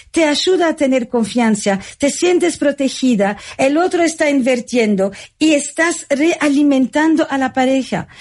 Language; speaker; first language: Spanish; non-native, fluent; French